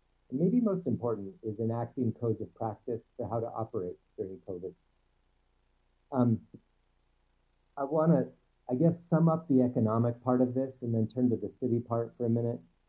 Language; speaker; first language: English; native; English